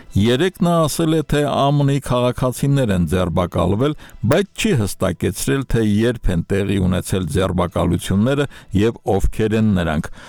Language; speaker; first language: Armenian; native; Armenian